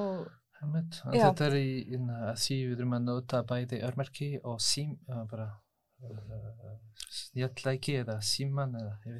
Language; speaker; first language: Icelandic; non-native, learner; French